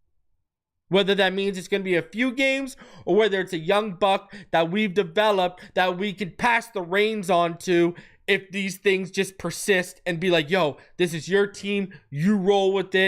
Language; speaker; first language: English; native; English